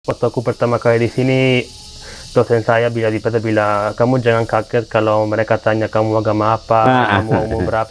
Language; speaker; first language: Indonesian; non-native, fluent; Italian